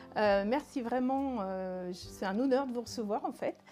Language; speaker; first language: French; native; French